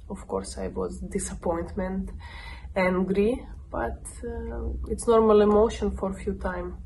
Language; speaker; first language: English; non-native, learner; Russian